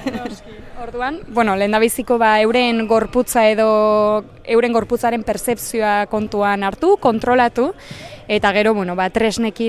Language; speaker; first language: Basque; native; Basque